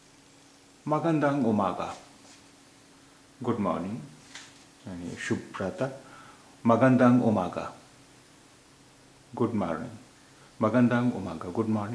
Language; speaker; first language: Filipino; non-native, fluent; Hindi